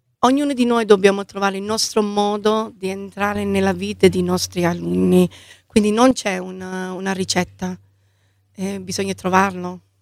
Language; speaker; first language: Italian; non-native, fluent; English